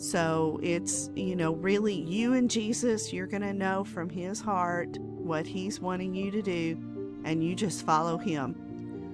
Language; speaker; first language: English; native; English